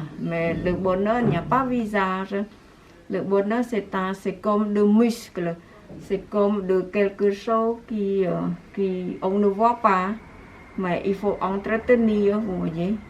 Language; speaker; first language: French; non-native, fluent; Khmer